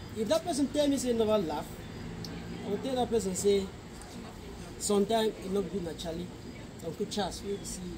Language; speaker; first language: Nigerian Pidgin; native; Nigerian Pidgin